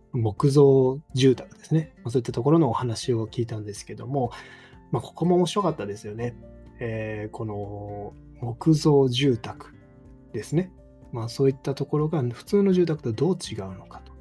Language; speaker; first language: Japanese; native; Japanese